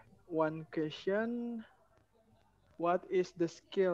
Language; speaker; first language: English; non-native, learner; Indonesian